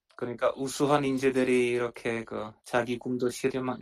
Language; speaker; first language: Korean; non-native, fluent; Czech